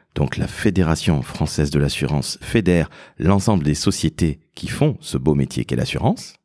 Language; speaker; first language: French; native; French